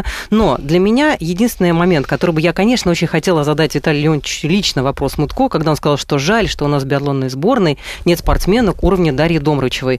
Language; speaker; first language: Russian; native; Russian